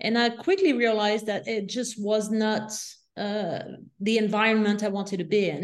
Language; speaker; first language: English; non-native, fluent; French